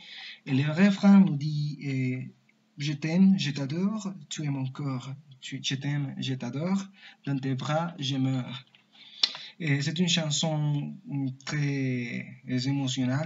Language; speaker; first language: French; non-native, learner; Spanish